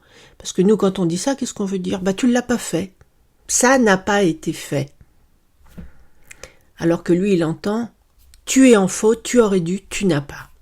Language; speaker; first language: French; native; French